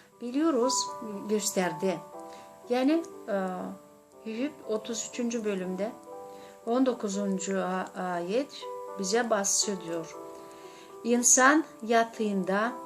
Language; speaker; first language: Turkish; non-native, learner; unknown